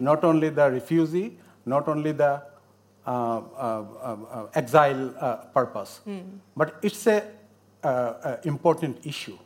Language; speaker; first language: English; non-native, local second language; Bangla